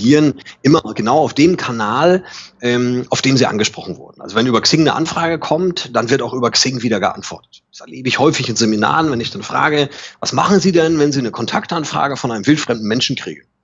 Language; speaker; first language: German; native; German